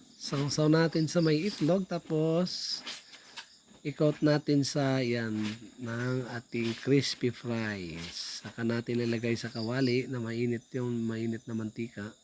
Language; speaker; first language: Filipino; non-native, local second language; Cebuano